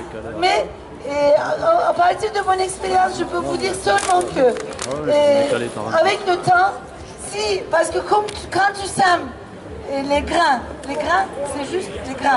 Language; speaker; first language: French; non-native, fluent; Turkish